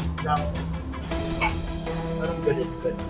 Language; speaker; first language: Filipino; native; Filipino